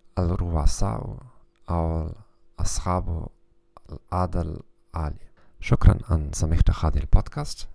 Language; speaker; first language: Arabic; non-native, learner; German